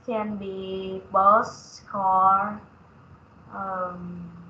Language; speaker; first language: English; non-native, learner; Vietnamese